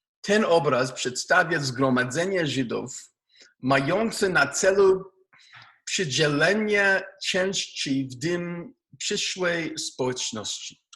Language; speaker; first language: Polish; non-native, learner; Hebrew